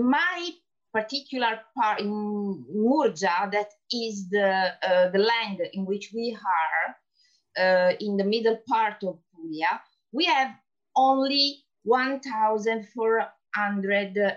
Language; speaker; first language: English; non-native, fluent; Italian